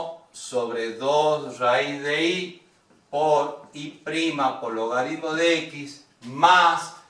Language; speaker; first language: Spanish; native; Spanish